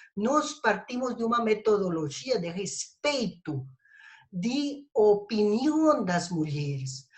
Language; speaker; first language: Portuguese; non-native, fluent; Spanish